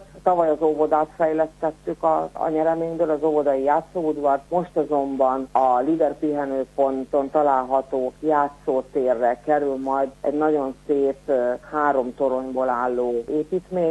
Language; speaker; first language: Hungarian; native; Hungarian